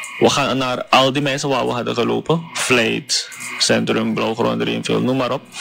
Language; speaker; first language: Dutch; non-native, fluent; Chinese